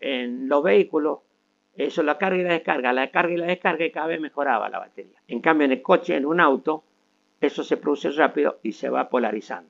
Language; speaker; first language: Spanish; native; Spanish